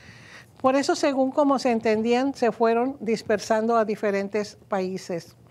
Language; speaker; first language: Spanish; native; Spanish